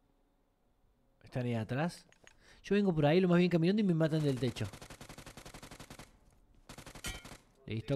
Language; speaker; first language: Spanish; native; Spanish